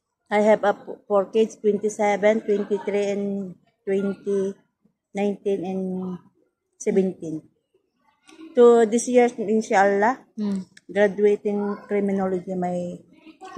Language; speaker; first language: English; non-native, learner; Filipino